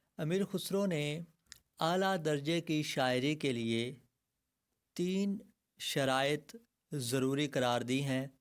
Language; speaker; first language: Urdu; native; Urdu